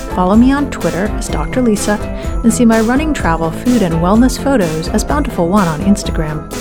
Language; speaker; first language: English; native; English